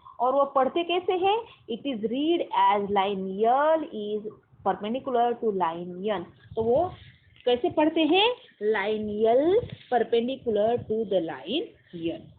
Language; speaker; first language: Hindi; non-native, local second language; Marathi